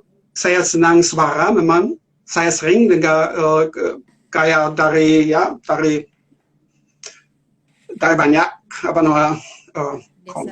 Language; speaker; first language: Indonesian; non-native, learner; German